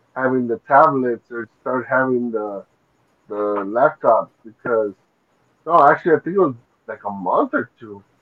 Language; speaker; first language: English; early bilingual, other home language; Spanish